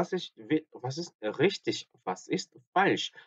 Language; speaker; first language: German; non-native, fluent; Korean